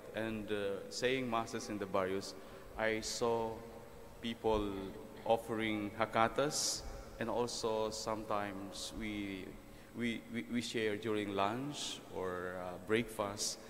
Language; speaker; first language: English; non-native, local second language; Filipino